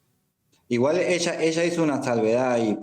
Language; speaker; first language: Spanish; native; Spanish